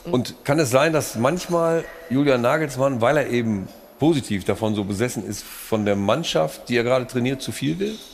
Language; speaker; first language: German; native; German